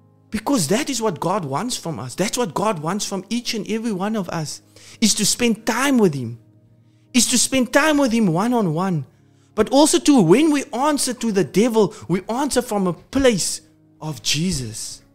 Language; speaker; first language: English; non-native, local second language; Afrikaans